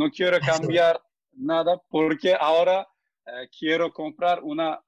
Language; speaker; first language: Spanish; non-native, learner; Turkish